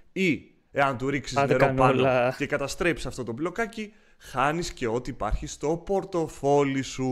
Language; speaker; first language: Greek; native; Greek